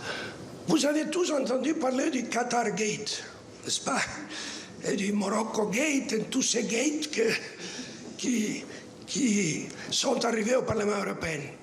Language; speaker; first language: French; non-native, fluent; Spanish